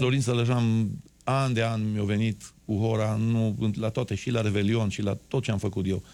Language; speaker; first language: Romanian; native; Romanian